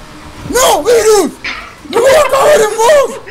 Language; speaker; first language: Spanish; native; Spanish